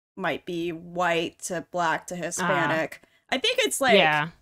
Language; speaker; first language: English; native; English